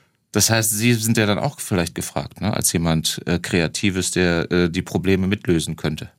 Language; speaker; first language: German; native; German